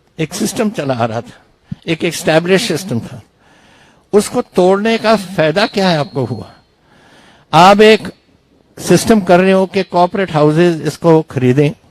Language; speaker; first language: Hindi; non-native, local second language; Punjabi